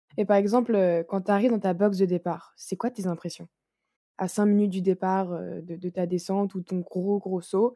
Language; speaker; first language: French; native; French